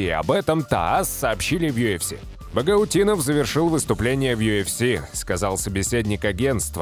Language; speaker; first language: Russian; native; Russian